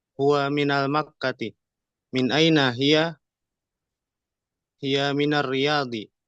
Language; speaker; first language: Arabic; non-native, learner; Indonesian